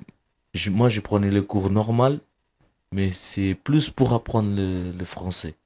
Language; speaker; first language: French; non-native, fluent; Kabuverdianu